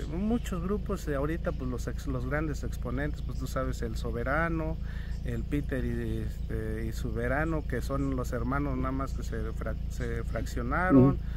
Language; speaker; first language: Spanish; non-native, local second language; Mixtepec Mixtec